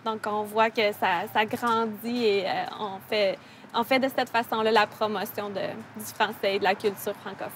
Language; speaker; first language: French; native; French